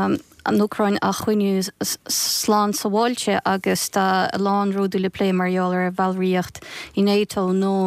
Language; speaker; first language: Irish; non-native, fluent; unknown